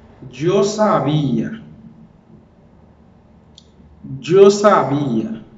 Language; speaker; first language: Spanish; non-native, fluent; Haitian Creole